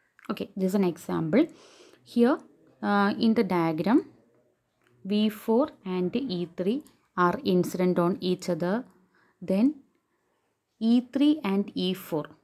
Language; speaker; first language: English; non-native, local second language; Malayalam